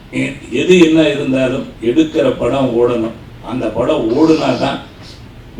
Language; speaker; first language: Tamil; native; Tamil